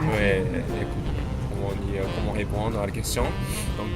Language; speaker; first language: French; non-native, learner; Japanese